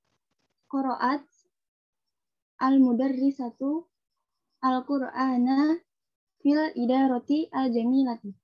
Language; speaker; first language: Arabic; non-native, learner; Indonesian